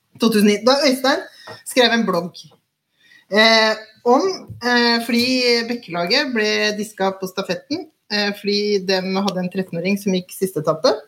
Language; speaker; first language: Norwegian; native; Norwegian